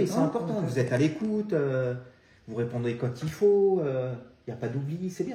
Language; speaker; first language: French; native; French